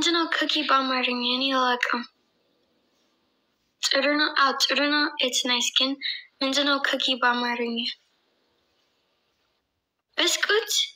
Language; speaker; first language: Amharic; non-native, learner; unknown